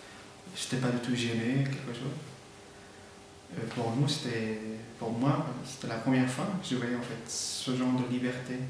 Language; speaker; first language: French; non-native, fluent; Persian